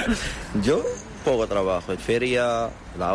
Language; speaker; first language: Spanish; non-native, learner; Arabic